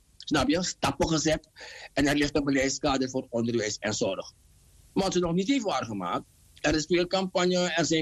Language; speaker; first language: Dutch; native; Dutch